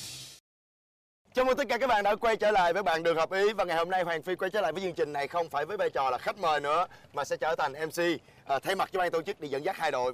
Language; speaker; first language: Vietnamese; native; Vietnamese